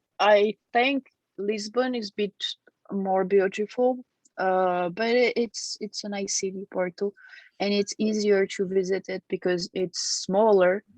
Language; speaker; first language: English; non-native, fluent; French